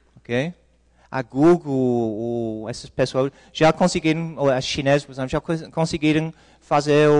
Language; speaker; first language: Portuguese; non-native, fluent; English